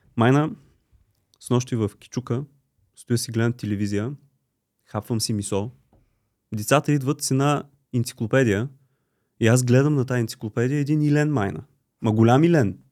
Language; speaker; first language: Bulgarian; native; Bulgarian